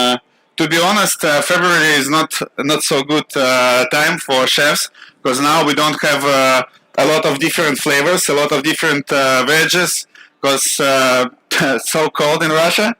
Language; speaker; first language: English; non-native, learner; Russian